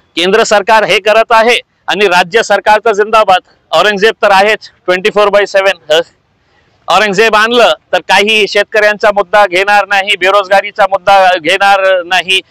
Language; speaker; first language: Marathi; non-native, local second language; Urdu